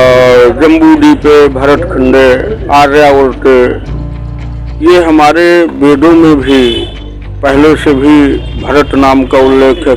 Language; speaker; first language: Hindi; native; Hindi